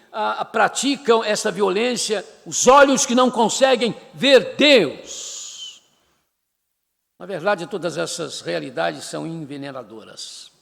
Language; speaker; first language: Portuguese; native; Portuguese